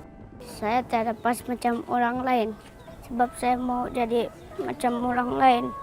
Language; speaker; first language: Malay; early bilingual, other home language; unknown